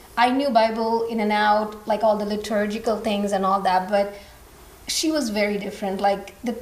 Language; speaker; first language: English; non-native, local second language; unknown